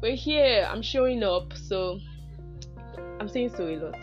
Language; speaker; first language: English; non-native, local second language; Yoruba